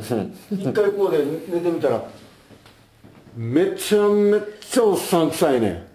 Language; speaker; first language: Japanese; native; Japanese